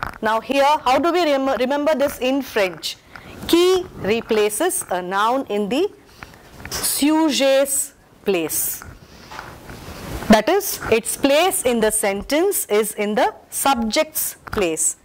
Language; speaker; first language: English; non-native, local second language; Telugu